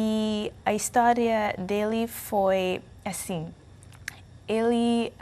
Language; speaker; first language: Portuguese; non-native, learner; English